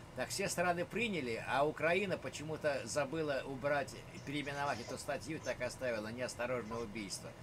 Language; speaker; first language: Russian; native; Russian